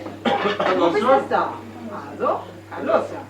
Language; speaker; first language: German; native; German